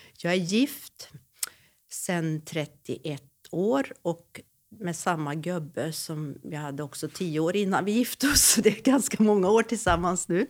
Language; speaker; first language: Swedish; native; Swedish